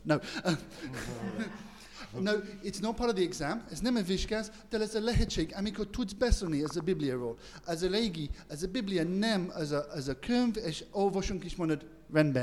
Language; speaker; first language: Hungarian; non-native, learner; English